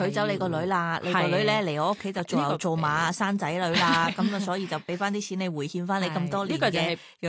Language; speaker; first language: Cantonese; native; Cantonese